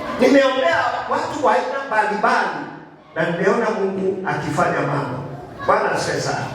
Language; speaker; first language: Swahili; non-native, local second language; Kikuyu